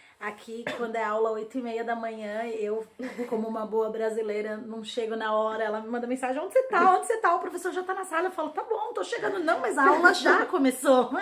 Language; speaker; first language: Portuguese; native; Portuguese